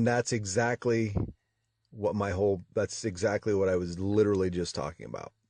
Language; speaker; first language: English; native; English